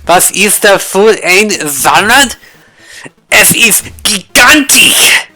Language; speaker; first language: German; non-native, learner; English